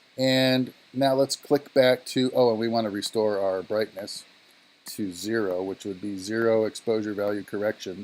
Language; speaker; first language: English; native; English